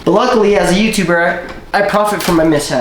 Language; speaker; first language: English; native; English